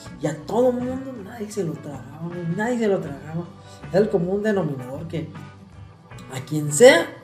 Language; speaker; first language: Spanish; native; Spanish